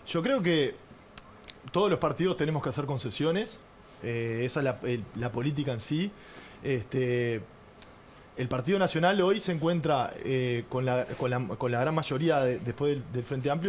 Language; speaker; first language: Spanish; native; Spanish